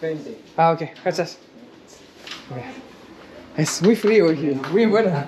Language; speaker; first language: Spanish; non-native, learner; French